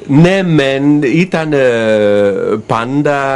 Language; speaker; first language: Greek; non-native, fluent; German